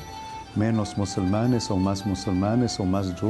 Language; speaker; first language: Spanish; non-native, fluent; Arabic